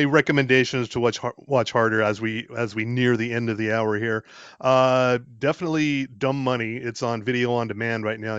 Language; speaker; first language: English; native; English